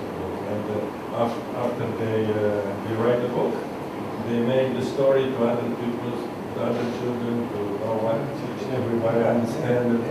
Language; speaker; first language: English; non-native, learner; Romanian